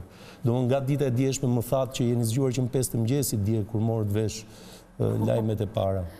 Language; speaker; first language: Albanian; native; Albanian